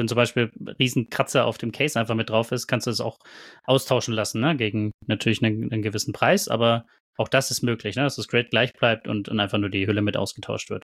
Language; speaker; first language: German; native; German